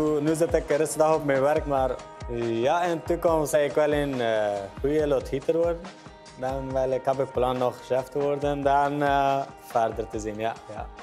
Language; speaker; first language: Dutch; non-native, learner; Persian